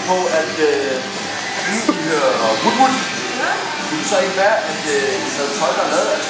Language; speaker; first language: Danish; non-native, fluent; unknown